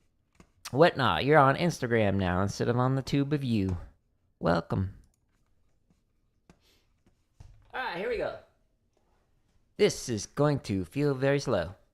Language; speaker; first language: English; native; English